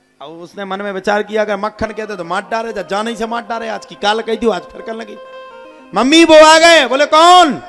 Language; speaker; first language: Hindi; native; Hindi